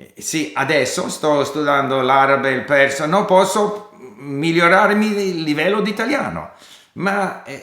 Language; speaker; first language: Italian; non-native, fluent; English